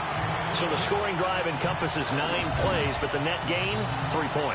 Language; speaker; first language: English; native; English